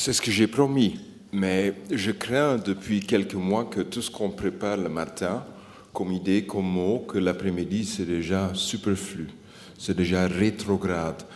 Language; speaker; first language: French; non-native, fluent; Dutch